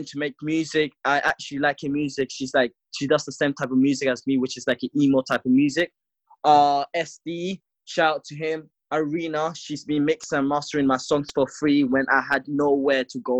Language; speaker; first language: English; native; English